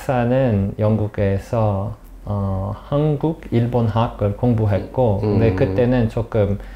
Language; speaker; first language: Korean; non-native, fluent; English